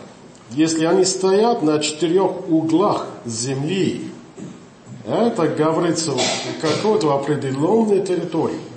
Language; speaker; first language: Russian; non-native, learner; English